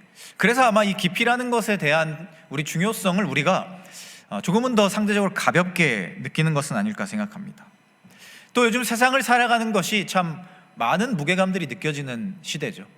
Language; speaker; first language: Korean; native; Korean